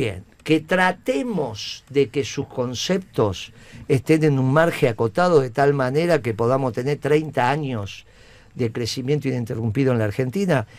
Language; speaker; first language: Spanish; native; Spanish